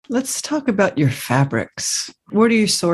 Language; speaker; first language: English; native; English